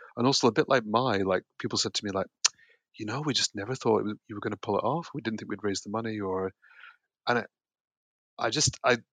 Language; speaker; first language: English; native; English